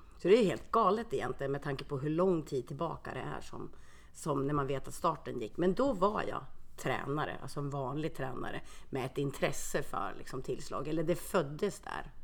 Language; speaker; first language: Swedish; early bilingual, other home language; Finnish